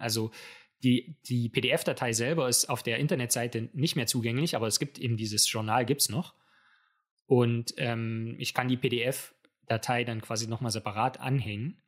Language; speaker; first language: German; native; German